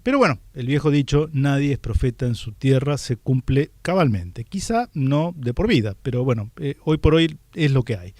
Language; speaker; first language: Spanish; native; Spanish